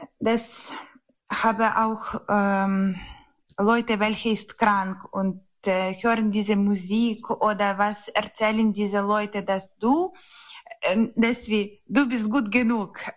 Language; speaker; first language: German; non-native, learner; Ukrainian